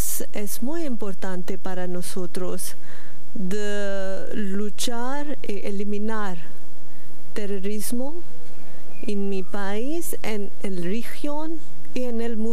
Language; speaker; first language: Spanish; non-native, learner; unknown